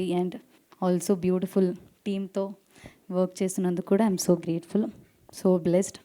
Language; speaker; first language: Telugu; non-native, learner; Malayalam